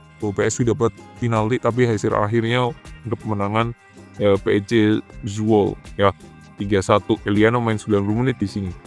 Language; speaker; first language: Indonesian; native; Indonesian